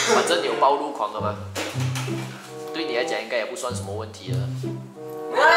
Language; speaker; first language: Chinese; native; Chinese